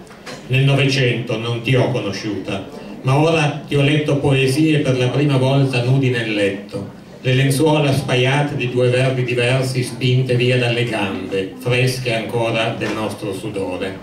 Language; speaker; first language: Italian; native; Italian